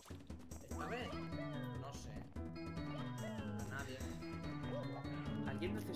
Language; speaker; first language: Spanish; native; Spanish